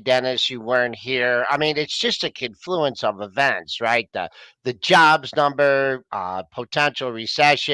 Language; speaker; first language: English; native; English